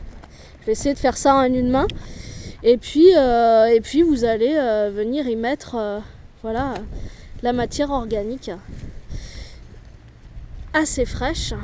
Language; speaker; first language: French; native; French